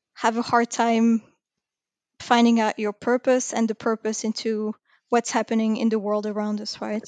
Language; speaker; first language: English; non-native, fluent; French